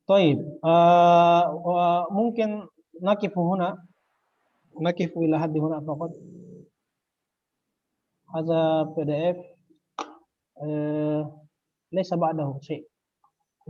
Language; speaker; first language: Arabic; non-native, fluent; Indonesian